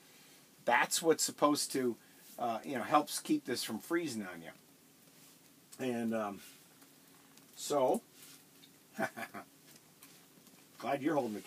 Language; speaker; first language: English; native; English